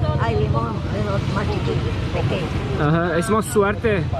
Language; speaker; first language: Spanish; non-native, learner; Turkish